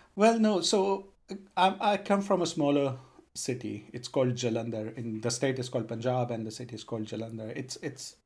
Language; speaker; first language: English; non-native, local second language; Punjabi